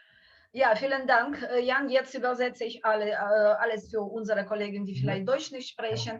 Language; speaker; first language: German; non-native, fluent; Ukrainian